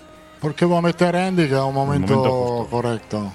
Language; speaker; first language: Spanish; non-native, fluent; Italian